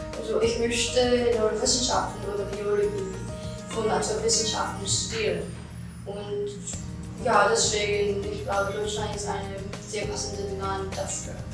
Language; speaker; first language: German; non-native, learner; Korean